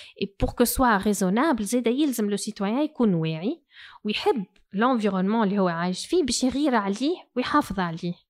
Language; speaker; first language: French; non-native, local second language; Arabic